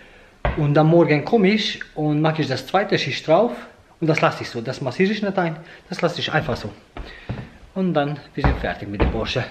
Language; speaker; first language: German; non-native, fluent; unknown